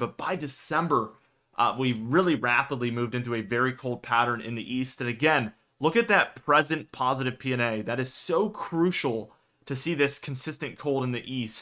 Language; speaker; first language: English; native; English